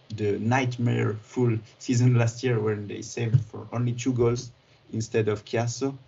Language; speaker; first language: English; non-native, fluent; French